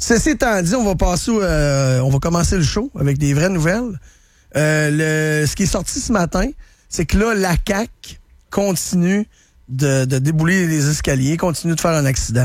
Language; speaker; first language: French; native; French